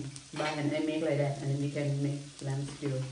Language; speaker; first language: English; non-native, learner; Thai